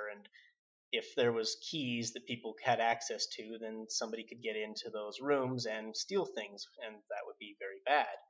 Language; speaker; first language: English; native; English